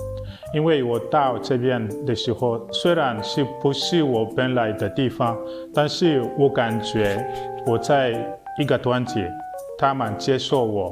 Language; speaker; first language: Chinese; non-native, fluent; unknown